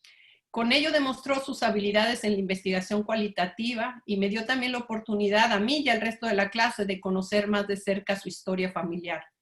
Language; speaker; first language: Spanish; native; Spanish